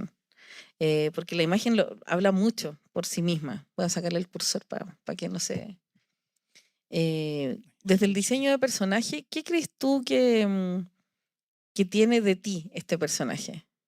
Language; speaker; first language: Spanish; native; Spanish